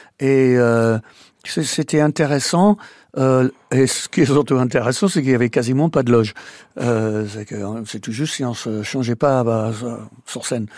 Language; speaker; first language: French; non-native, fluent; English